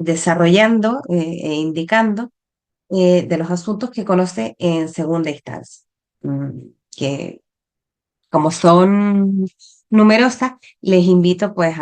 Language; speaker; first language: Spanish; native; Spanish